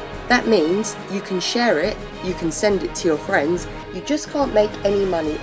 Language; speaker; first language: English; native; English